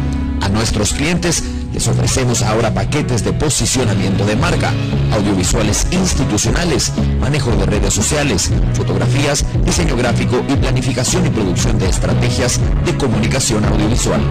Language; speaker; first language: Spanish; native; Spanish